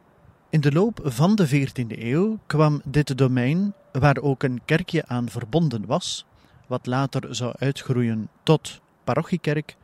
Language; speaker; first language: Dutch; native; Dutch